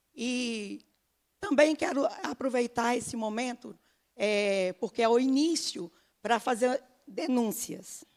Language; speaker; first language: Portuguese; native; Portuguese